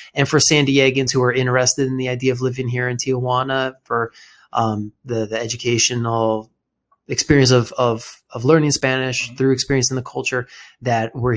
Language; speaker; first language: English; native; English